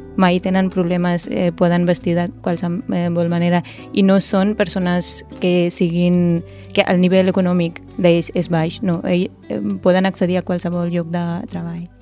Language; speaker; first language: Catalan; early bilingual, other home language; Punjabi